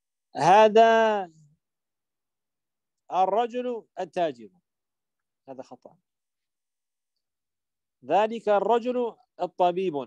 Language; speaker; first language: Arabic; non-native, fluent; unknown